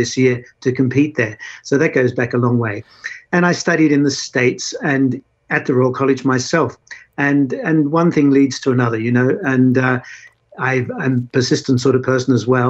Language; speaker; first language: English; native; English